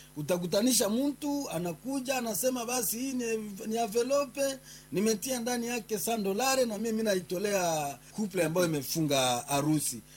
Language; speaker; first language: Swahili; non-native, local second language; Nande